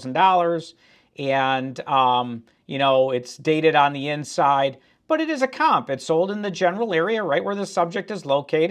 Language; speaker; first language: English; native; English